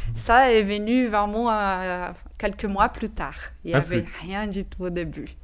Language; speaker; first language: French; non-native, fluent; Portuguese